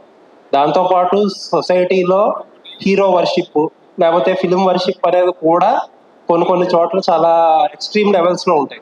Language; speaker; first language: Telugu; native; Telugu